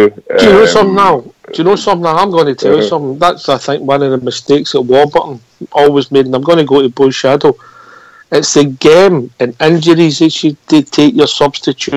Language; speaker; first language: English; native; English